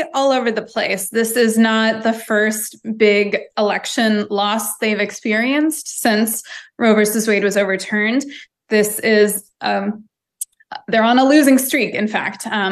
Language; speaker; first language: English; native; English